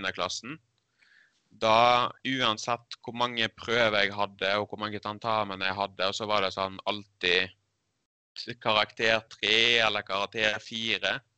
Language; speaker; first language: Norwegian; early bilingual, other home language; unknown